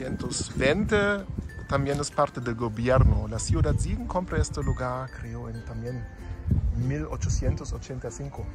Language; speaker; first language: Spanish; non-native, learner; German